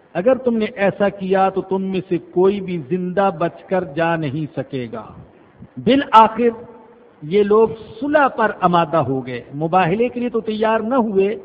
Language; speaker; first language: Urdu; non-native, local second language; Punjabi